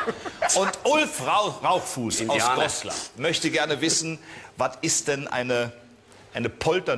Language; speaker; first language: German; native; German